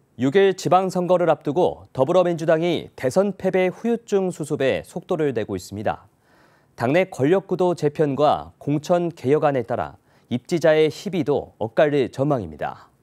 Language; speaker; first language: Korean; native; Korean